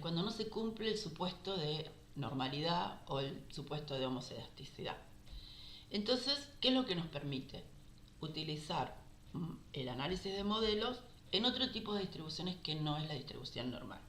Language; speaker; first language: Spanish; native; Spanish